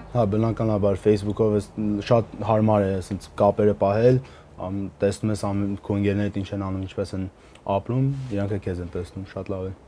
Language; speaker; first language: Armenian; early bilingual, heritage; Armenian